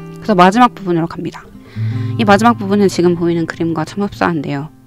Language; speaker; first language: Korean; native; Korean